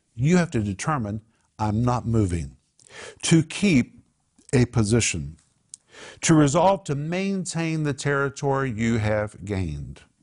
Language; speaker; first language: English; native; English